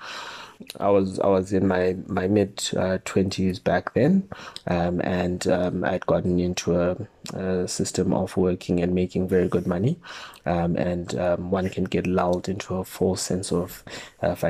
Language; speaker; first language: English; non-native, local second language; North Ndebele